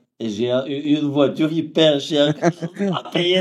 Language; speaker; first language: French; non-native, fluent; Bulgarian